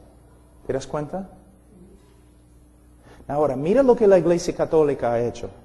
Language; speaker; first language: Spanish; non-native, fluent; English